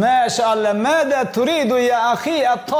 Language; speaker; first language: Arabic; non-native, fluent; Bangla